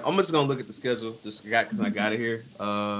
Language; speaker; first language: English; native; English